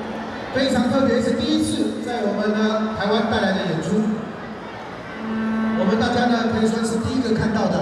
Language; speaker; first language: Chinese; native; Chinese